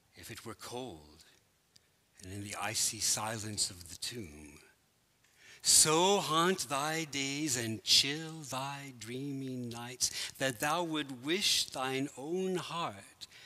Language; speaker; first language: English; native; English